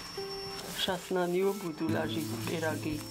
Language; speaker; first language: Russian; non-native, local second language; Ossetic